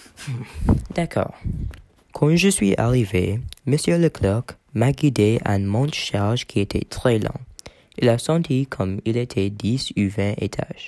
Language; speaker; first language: French; non-native, learner; English